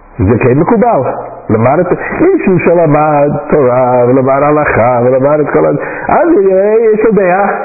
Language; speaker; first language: Hebrew; non-native, fluent; English